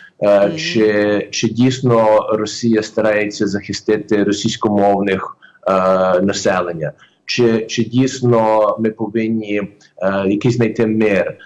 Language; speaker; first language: Ukrainian; early bilingual, heritage; Ukrainian